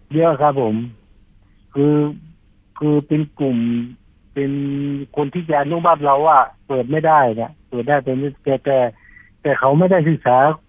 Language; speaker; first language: Thai; native; Thai